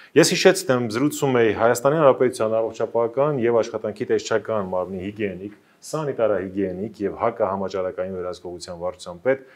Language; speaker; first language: Armenian; native; Armenian